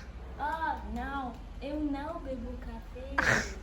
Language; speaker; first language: Portuguese; non-native, learner; French